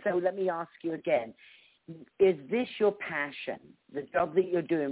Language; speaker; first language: English; native; English